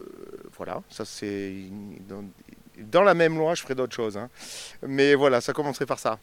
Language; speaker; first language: French; native; French